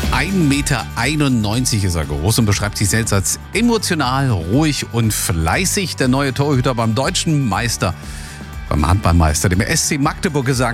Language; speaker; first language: German; native; German